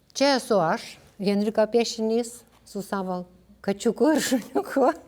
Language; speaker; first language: Lithuanian; native; Lithuanian